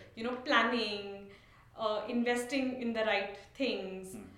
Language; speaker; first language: English; non-native, local second language; Tulu